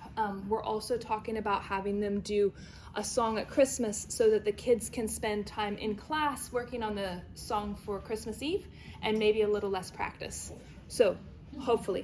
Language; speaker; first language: English; native; English